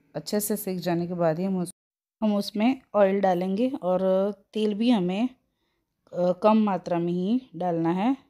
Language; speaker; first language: Hindi; non-native, local second language; Gujarati